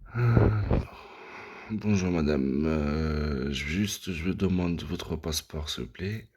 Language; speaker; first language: French; non-native, learner; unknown